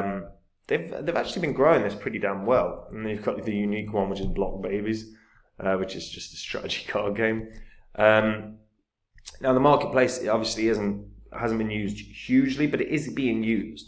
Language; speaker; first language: English; native; English